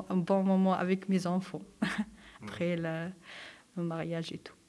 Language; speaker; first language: French; non-native, local second language; Kabyle